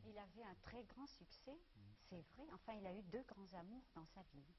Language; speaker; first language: French; native; French